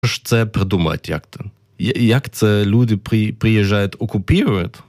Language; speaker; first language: Ukrainian; non-native, learner; German